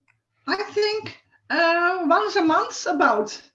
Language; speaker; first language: English; non-native, learner; Dutch